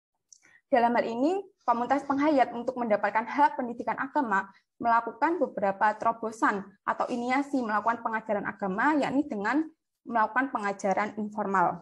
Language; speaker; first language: Indonesian; native; Indonesian